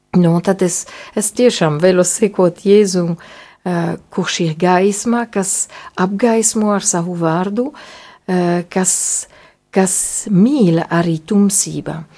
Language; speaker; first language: Latvian; non-native, fluent; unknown